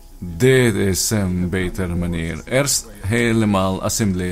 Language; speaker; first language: Dutch; non-native, learner; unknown